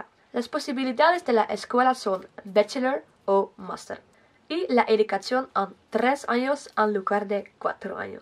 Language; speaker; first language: Spanish; non-native, learner; Dutch